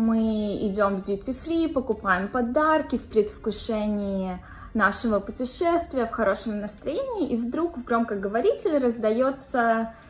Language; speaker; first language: Russian; native; Russian